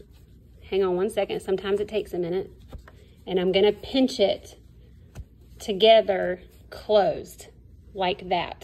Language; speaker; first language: English; native; English